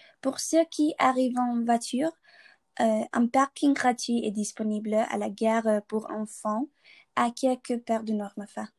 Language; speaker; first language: French; non-native, learner; Hungarian